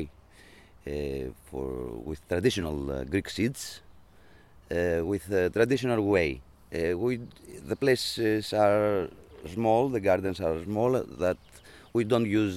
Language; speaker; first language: English; non-native, learner; Greek